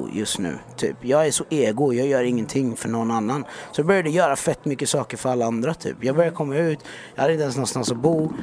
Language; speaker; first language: Swedish; native; Swedish